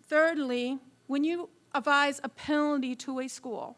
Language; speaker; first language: English; native; English